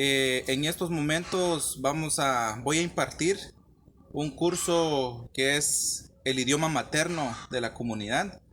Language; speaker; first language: Spanish; non-native, local second language; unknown